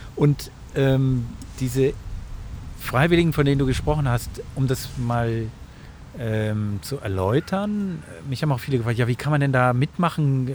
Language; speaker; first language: German; native; German